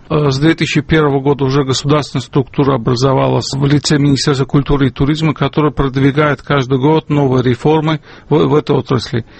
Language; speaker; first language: Russian; non-native, local second language; Azerbaijani